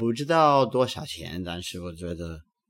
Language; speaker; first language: Chinese; non-native, learner; English